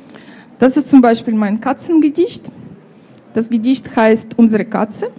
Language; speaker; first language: German; non-native, fluent; Russian